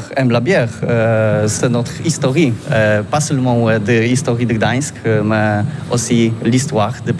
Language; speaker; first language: French; non-native, learner; Polish